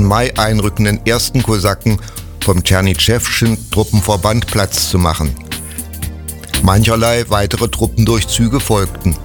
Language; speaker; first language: German; native; German